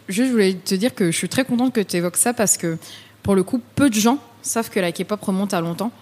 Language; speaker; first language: French; early bilingual, other home language; Vietnamese